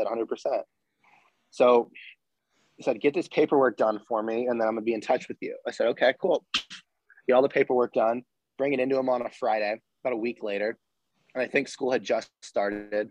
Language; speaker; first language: English; native; English